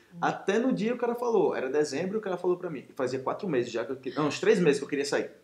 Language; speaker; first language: Portuguese; native; Portuguese